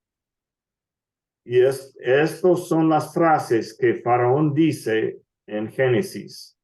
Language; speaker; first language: Spanish; non-native, fluent; English